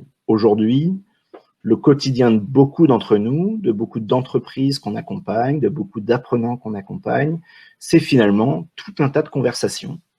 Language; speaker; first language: French; native; French